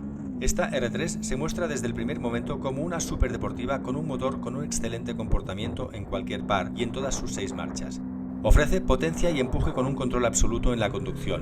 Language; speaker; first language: Spanish; native; Spanish